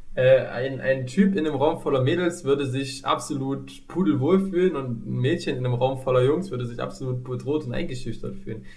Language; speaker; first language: German; native; German